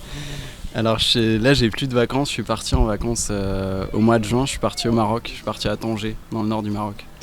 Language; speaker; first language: French; native; French